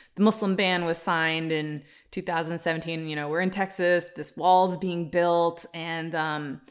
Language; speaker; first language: English; early bilingual, other home language; Hindi